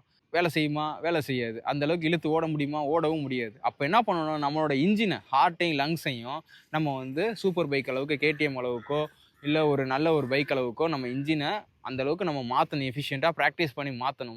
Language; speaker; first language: Tamil; native; Tamil